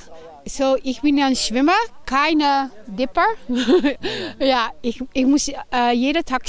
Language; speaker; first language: German; non-native, learner; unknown